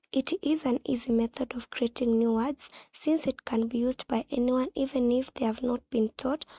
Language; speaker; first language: English; non-native, local second language; Swahili